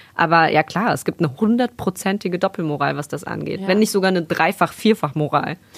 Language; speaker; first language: German; early bilingual, other home language; Spanish